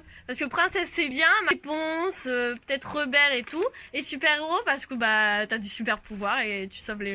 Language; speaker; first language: French; native; French